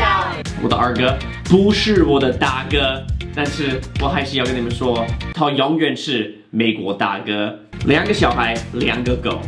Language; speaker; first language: Chinese; non-native, fluent; English